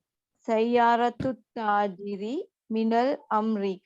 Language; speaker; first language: Arabic; non-native, learner; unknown